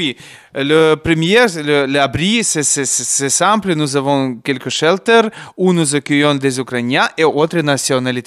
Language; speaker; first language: French; non-native, learner; Ukrainian